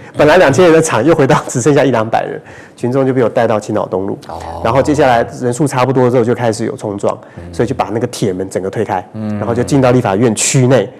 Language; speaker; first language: Chinese; native; Chinese